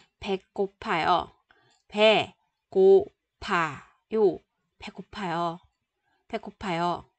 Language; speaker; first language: Korean; non-native, fluent; Vietnamese